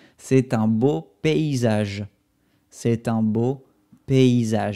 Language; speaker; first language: French; non-native, fluent; Spanish